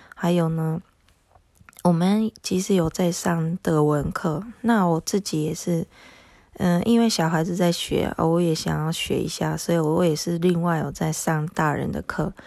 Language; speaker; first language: Chinese; non-native, fluent; Japanese